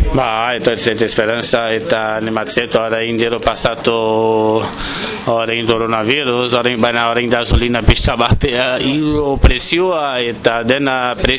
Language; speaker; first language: Basque; non-native, learner; Portuguese